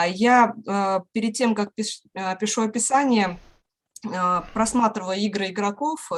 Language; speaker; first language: Russian; native; Russian